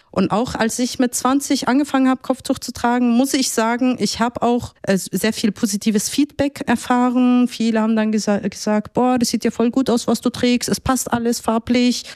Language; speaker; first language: German; early bilingual, other home language; Arabic